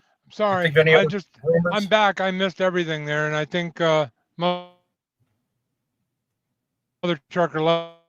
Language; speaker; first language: English; native; English